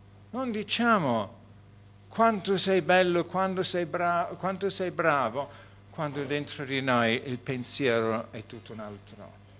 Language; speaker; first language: Italian; non-native, fluent; English